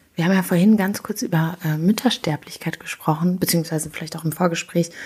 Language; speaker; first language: German; early bilingual, other home language; Kinyarwanda